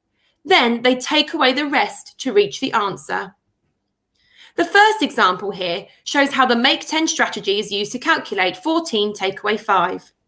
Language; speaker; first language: English; native; English